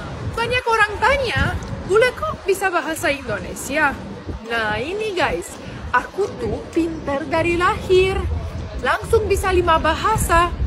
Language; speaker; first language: Indonesian; non-native, fluent; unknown